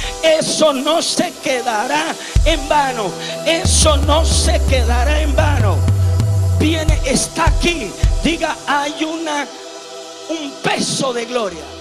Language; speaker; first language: Spanish; native; Spanish